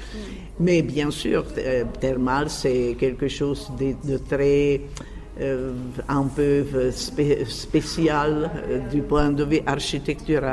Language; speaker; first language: French; non-native, fluent; Czech